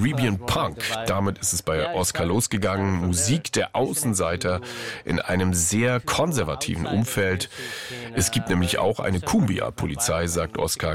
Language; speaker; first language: German; native; German